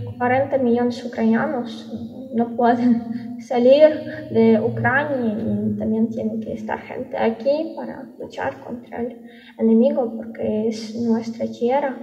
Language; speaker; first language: Spanish; non-native, fluent; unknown